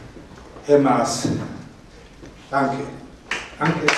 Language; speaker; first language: German; non-native, learner; Slovak